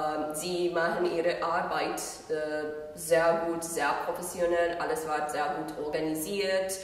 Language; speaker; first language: German; non-native, fluent; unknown